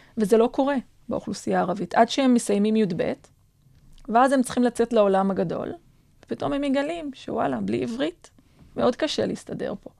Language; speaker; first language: Hebrew; non-native, local second language; Adyghe